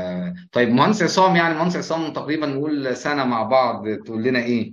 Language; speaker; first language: Arabic; native; Arabic